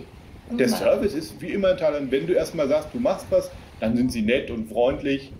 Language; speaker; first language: German; native; German